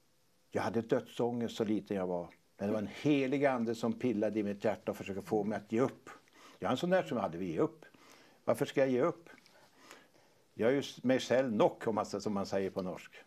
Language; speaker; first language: Swedish; native; Swedish